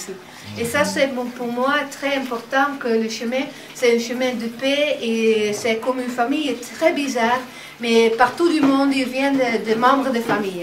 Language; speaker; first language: French; non-native, fluent; Dutch